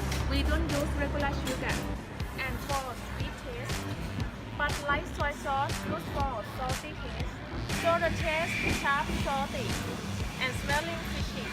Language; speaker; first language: English; non-native, learner; Thai